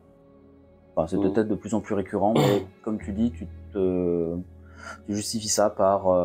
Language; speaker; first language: French; native; French